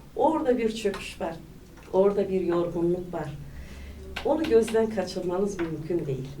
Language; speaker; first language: Turkish; native; Turkish